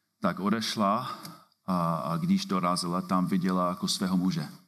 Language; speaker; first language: Czech; non-native, fluent; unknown